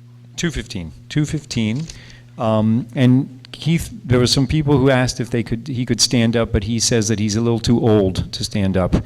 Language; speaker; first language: English; native; English